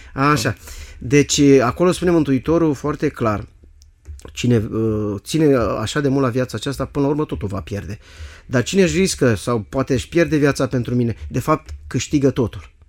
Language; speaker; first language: Romanian; native; Romanian